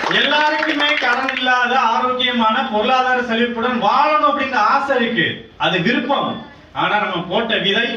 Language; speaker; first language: Tamil; native; Tamil